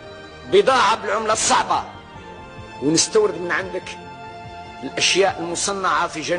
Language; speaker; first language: Arabic; native; Arabic